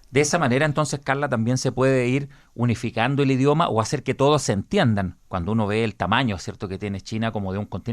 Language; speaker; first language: Spanish; native; Spanish